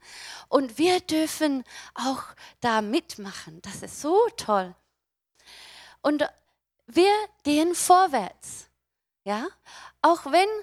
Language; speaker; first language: German; non-native, fluent; English